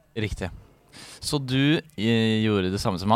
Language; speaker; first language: Norwegian; native; Norwegian